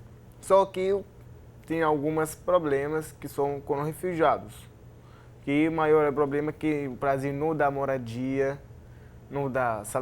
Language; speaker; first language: Portuguese; non-native, learner; Arabic